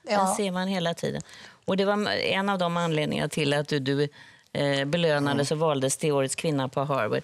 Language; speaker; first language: Swedish; native; Swedish